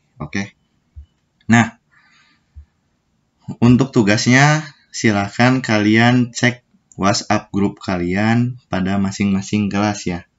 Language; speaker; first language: Indonesian; native; Indonesian